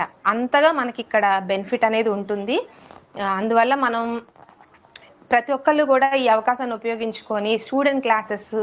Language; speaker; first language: Telugu; native; Telugu